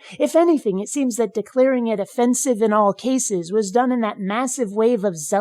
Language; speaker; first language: English; native; English